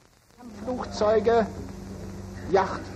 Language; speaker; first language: German; native; German